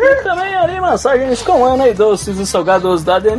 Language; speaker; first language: Portuguese; native; Portuguese